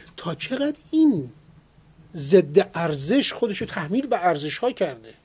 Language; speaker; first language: Persian; native; Persian